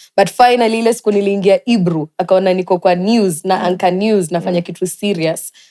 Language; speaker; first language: Swahili; native; Swahili